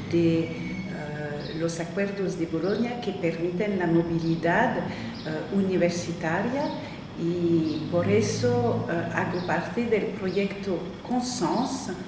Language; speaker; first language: Spanish; non-native, fluent; French